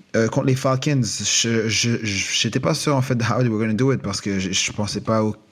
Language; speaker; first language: French; native; French